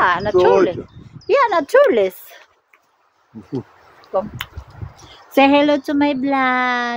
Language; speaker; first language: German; non-native, learner; Cebuano